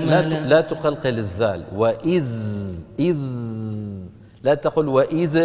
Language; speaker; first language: Arabic; native; Arabic